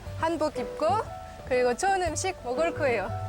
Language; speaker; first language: Korean; non-native, learner; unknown